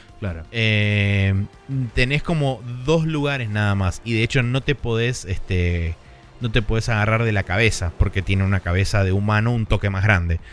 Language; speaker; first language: Spanish; native; Spanish